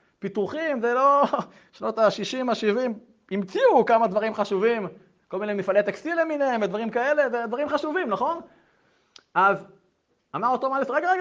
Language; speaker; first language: Hebrew; native; Hebrew